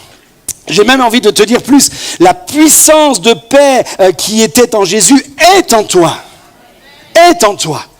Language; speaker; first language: French; native; French